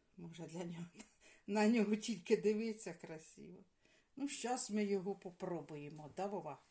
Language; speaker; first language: Ukrainian; native; Ukrainian